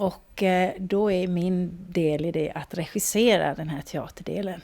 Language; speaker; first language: Swedish; native; Swedish